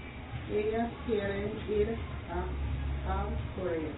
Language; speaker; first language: Spanish; non-native, learner; English